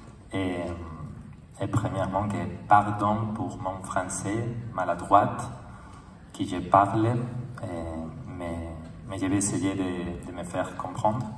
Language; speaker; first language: French; non-native, learner; Spanish